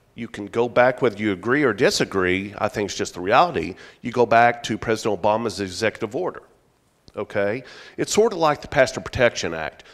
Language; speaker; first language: English; native; English